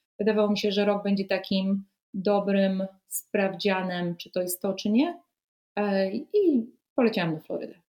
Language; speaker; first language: Polish; native; Polish